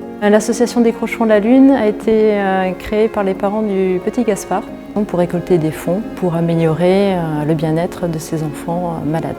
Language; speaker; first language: French; native; French